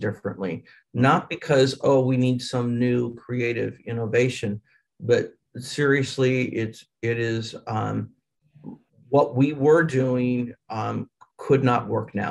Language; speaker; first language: English; native; English